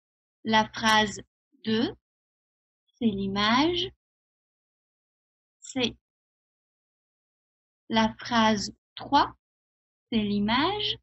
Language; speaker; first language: French; non-native, fluent; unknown